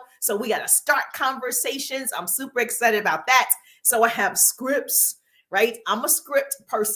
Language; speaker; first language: English; native; English